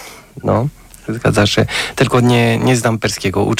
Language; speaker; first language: Polish; non-native, fluent; French